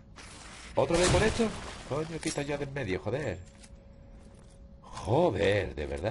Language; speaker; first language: Spanish; native; Spanish